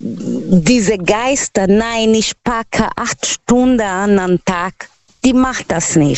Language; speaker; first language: German; non-native, learner; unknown